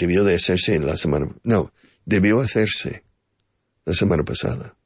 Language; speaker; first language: Spanish; non-native, fluent; English